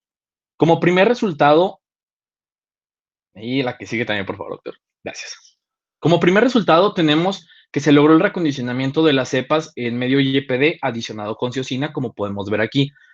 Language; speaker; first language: Spanish; native; Spanish